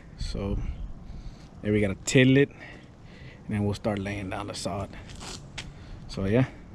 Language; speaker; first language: English; early bilingual, other home language; Spanish